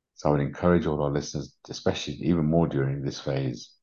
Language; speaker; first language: English; native; English